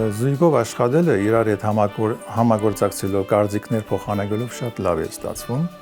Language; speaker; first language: Armenian; early bilingual, heritage; Armenian